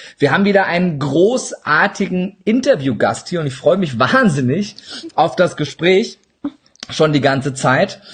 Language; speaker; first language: German; native; German